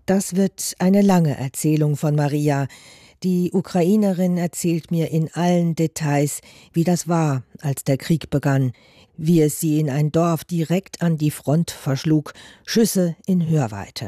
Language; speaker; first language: German; native; German